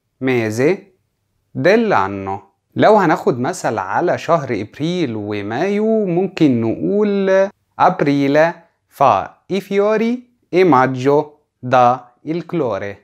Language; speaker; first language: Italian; non-native, fluent; Arabic